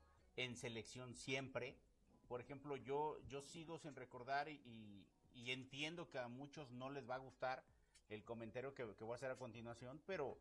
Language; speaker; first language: Spanish; native; Spanish